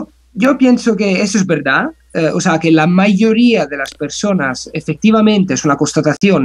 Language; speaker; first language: Spanish; non-native, fluent; Italian